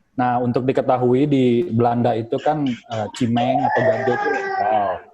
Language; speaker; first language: Indonesian; native; Indonesian